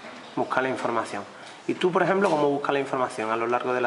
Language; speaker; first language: Spanish; native; Spanish